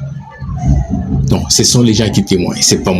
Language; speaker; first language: French; non-native, local second language; Luba-Lulua